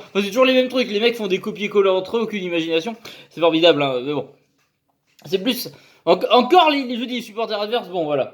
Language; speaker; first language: French; native; French